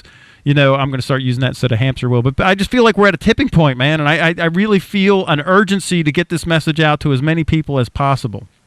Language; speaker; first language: English; native; English